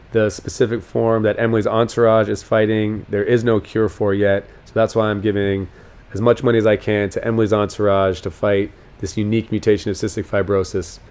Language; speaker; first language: English; native; English